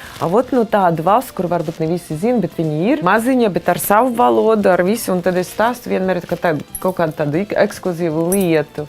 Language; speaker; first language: Latvian; non-native, fluent; Russian